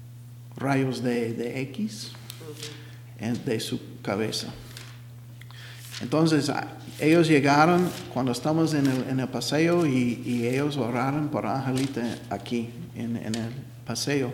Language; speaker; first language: Spanish; non-native, learner; English